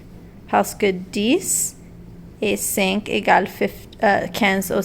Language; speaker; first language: French; non-native, local second language; English